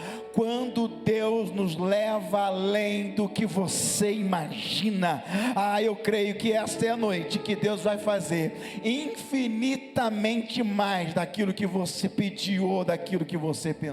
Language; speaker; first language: Portuguese; native; Portuguese